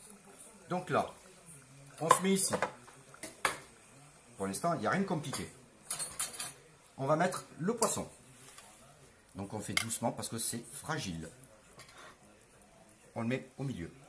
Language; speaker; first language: French; native; French